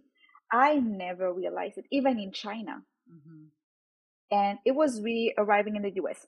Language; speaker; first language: English; non-native, fluent; French